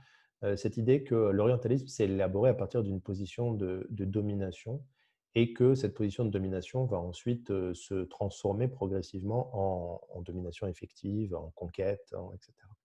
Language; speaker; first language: French; native; French